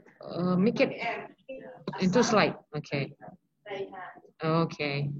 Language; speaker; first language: English; non-native, local second language; Indonesian